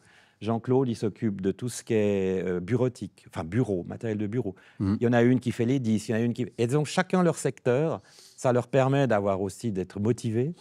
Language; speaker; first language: French; native; French